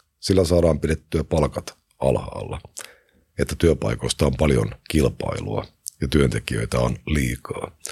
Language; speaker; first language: Finnish; native; Finnish